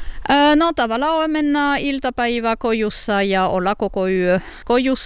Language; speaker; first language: Finnish; non-native, learner; French